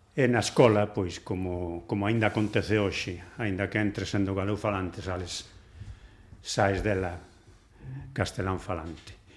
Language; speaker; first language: Galician; non-native, local second language; Spanish